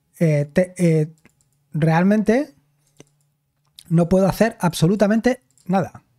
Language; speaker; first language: Spanish; native; Spanish